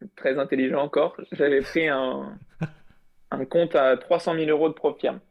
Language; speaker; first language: French; native; French